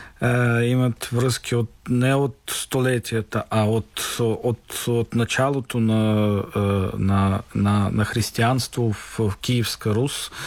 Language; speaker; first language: Bulgarian; non-native, fluent; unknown